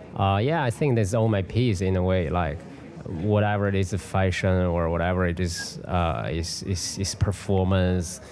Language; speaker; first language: English; non-native, fluent; Chinese